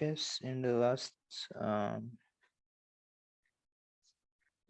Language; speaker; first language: English; non-native, learner; Spanish